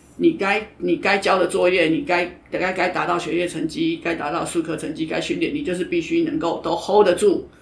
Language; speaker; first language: Chinese; native; Chinese